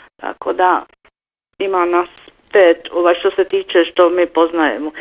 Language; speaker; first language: Bosnian; non-native, fluent; Czech